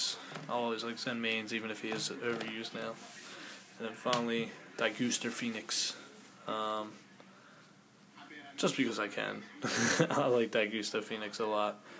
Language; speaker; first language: English; native; English